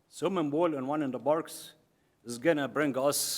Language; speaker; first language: English; non-native, learner; Arabic